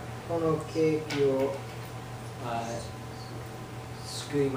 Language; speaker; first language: Japanese; non-native, learner; English